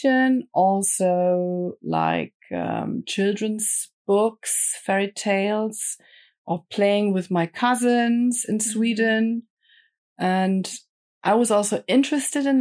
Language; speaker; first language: English; non-native, fluent; German